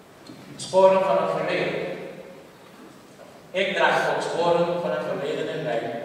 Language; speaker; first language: Dutch; non-native, local second language; Papiamento